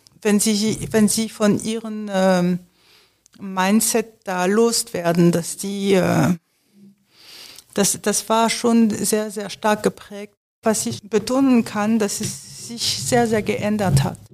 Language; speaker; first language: German; non-native, fluent; French